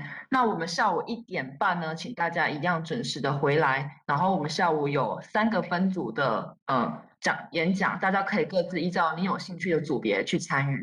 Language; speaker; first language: Chinese; native; Chinese